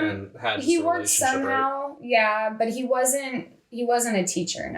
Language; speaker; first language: English; native; English